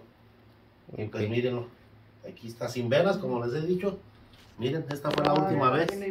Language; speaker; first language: Spanish; native; Spanish